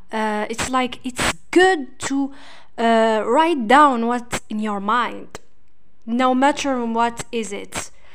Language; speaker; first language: English; non-native, fluent; Arabic